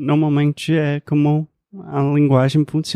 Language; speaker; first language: Portuguese; non-native, fluent; English